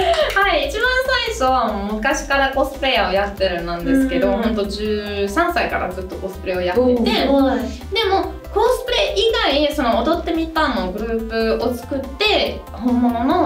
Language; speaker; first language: Japanese; non-native, fluent; Italian